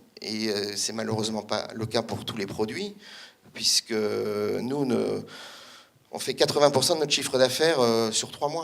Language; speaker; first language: French; native; French